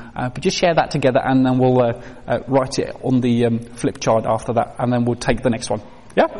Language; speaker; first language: English; non-native, fluent; Dutch